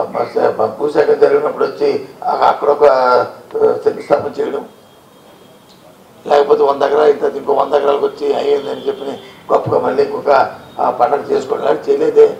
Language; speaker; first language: Telugu; native; Telugu